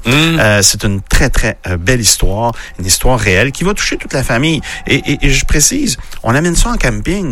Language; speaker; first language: French; native; French